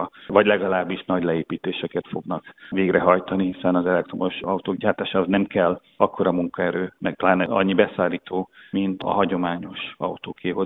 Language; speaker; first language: Hungarian; native; Hungarian